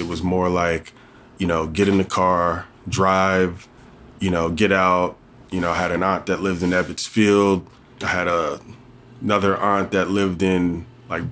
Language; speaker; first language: English; native; English